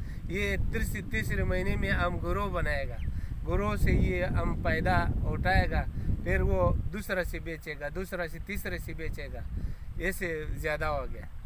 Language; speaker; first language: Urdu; non-native, local second language; Pashto